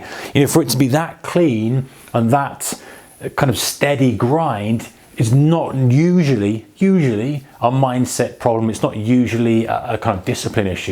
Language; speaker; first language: English; native; English